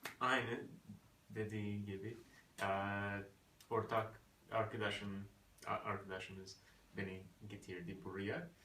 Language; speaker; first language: Turkish; non-native, learner; English